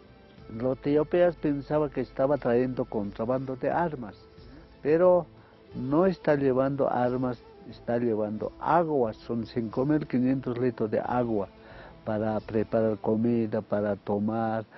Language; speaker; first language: Spanish; non-native, local second language; Aymara